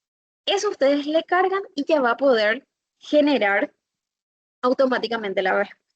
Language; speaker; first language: Spanish; native; Spanish